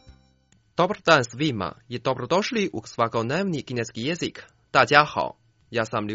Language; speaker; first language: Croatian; non-native, fluent; Chinese